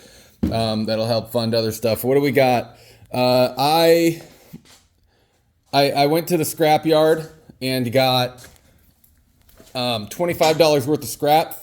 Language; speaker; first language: English; native; English